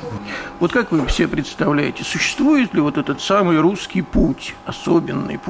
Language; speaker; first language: Russian; native; Russian